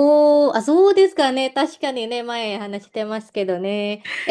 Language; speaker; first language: Japanese; non-native, fluent; Indonesian